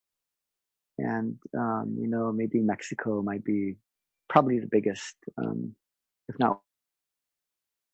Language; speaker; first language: English; non-native, local second language; Filipino